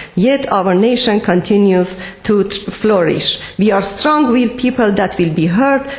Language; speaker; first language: English; non-native, fluent; Persian